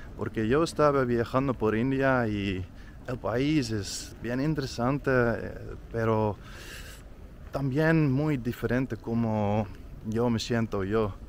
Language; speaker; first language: Spanish; non-native, learner; Dutch